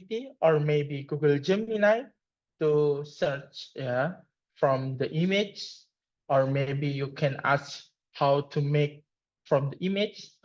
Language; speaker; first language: English; non-native, learner; Indonesian